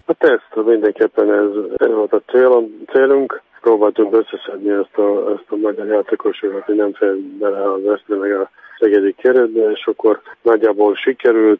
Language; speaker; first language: Hungarian; non-native, fluent; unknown